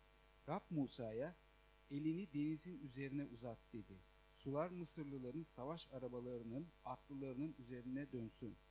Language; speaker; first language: Turkish; native; Turkish